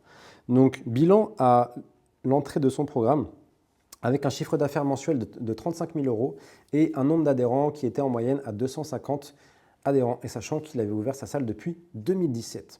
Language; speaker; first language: French; native; French